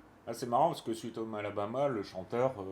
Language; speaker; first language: French; native; French